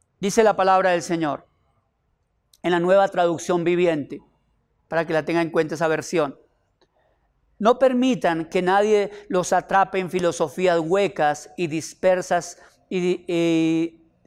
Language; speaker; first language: Spanish; native; Spanish